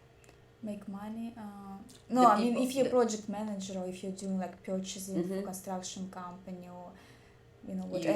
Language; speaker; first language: English; non-native, learner; Russian